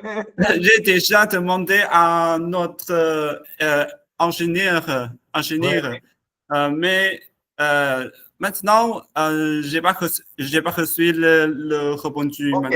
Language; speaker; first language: French; non-native, learner; Chinese